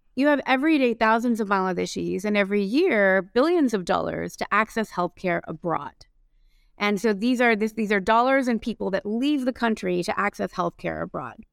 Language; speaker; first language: English; native; English